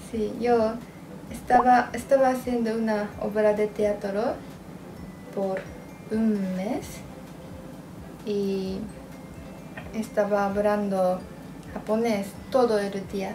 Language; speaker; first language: Spanish; non-native, learner; Japanese